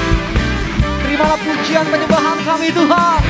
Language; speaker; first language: Indonesian; native; Indonesian